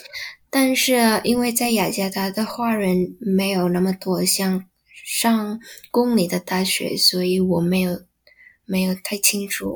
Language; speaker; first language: Chinese; non-native, learner; Indonesian